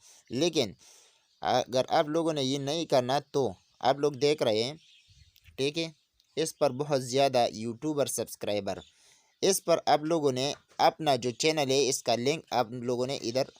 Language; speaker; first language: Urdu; non-native, local second language; Pashto